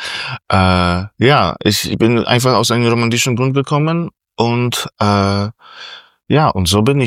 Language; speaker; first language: German; non-native, fluent; Polish